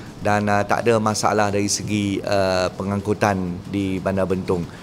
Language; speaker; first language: Malay; non-native, local second language; Chinese